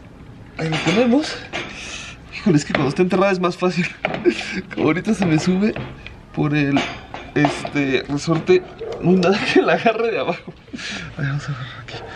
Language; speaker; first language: Spanish; native; Spanish